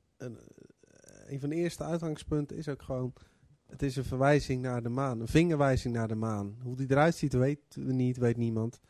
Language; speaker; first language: Dutch; native; Dutch